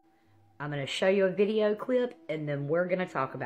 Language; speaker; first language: English; native; English